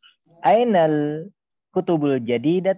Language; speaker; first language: Arabic; non-native, learner; Indonesian